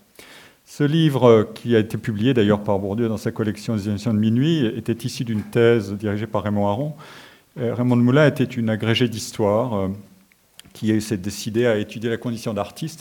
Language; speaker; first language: French; native; French